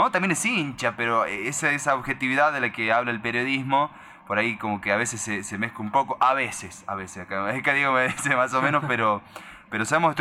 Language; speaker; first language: Spanish; native; Spanish